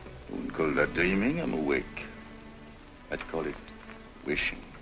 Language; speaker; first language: English; non-native, fluent; French